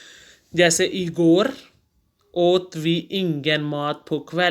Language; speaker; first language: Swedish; non-native, fluent; Urdu